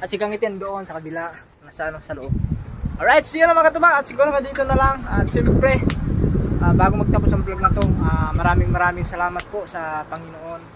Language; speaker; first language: Filipino; non-native, local second language; Cebuano